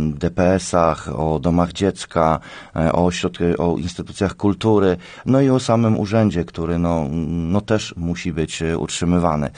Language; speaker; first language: Polish; native; Polish